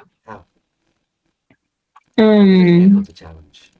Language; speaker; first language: English; non-native, fluent; Vietnamese